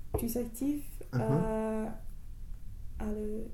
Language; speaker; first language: French; non-native, learner; English